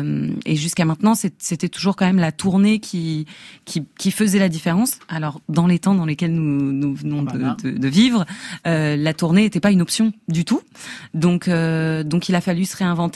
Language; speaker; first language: French; native; French